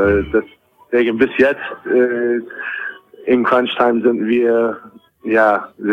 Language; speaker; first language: German; non-native, fluent; English